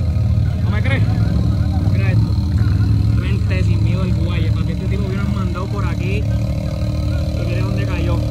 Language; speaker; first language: Spanish; native; Spanish